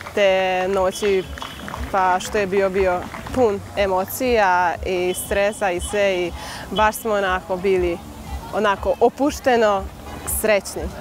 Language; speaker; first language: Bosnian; non-native, local second language; Hungarian